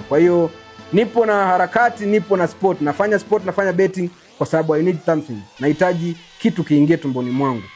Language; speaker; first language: Swahili; native; Swahili